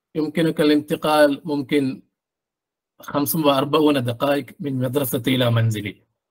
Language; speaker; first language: Arabic; non-native, learner; Malayalam